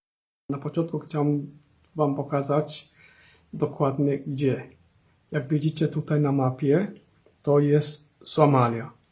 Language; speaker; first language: Polish; non-native, fluent; Somali